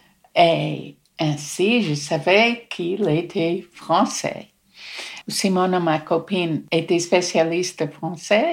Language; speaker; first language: French; non-native, fluent; English